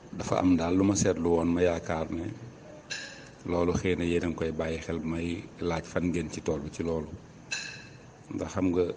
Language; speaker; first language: Wolof; non-native, local second language; Bambara